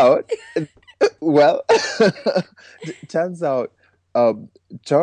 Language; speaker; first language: English; non-native, local second language; Luo (Kenya and Tanzania)